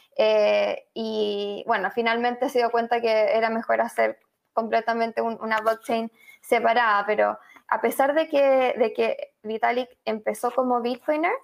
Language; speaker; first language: Spanish; native; Spanish